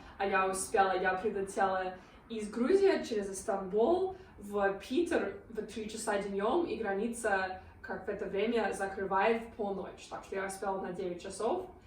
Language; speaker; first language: Russian; non-native, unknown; English